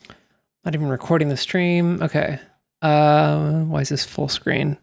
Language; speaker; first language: English; native; English